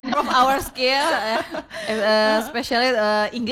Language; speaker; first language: English; non-native, learner; Indonesian